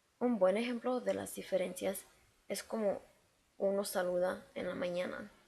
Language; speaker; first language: Spanish; native; Spanish